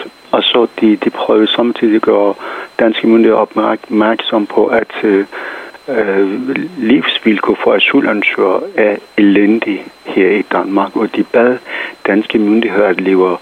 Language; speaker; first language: Danish; non-native, fluent; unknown